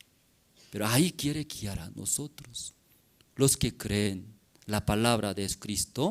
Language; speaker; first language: Spanish; non-native, learner; Korean